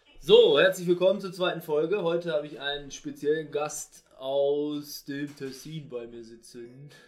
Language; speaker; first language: German; native; German